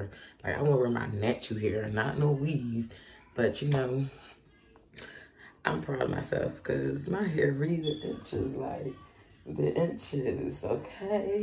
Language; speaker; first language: English; native; English